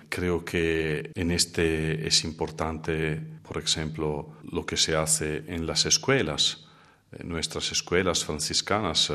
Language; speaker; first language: Spanish; non-native, fluent; Italian